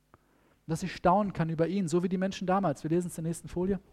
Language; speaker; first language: German; native; German